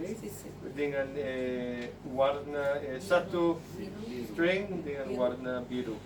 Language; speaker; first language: Indonesian; non-native, fluent; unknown